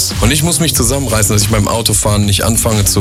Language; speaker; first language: German; native; German